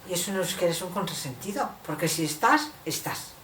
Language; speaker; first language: Spanish; non-native, local second language; Basque